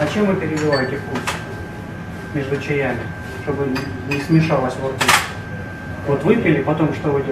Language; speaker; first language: Russian; non-native, learner; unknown